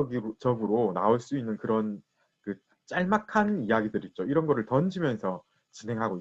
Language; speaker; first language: Korean; native; Korean